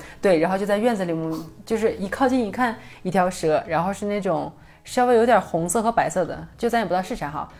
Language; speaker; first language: Chinese; native; Chinese